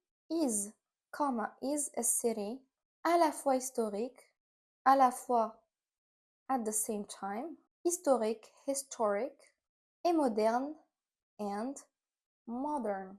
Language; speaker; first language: French; non-native, fluent; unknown